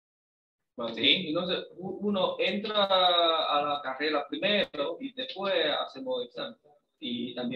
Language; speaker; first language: Spanish; non-native, fluent; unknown